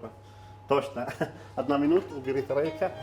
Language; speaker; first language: Russian; non-native, learner; Italian